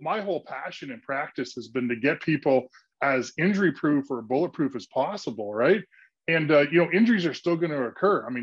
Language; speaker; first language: English; native; English